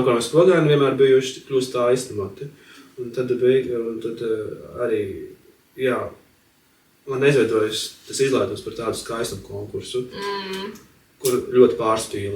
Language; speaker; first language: Latvian; native; Latvian